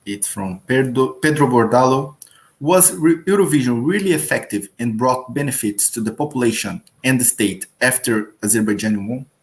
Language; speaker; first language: English; non-native, learner; Portuguese